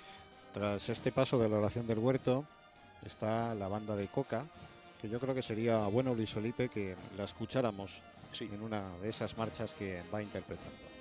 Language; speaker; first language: Spanish; native; Spanish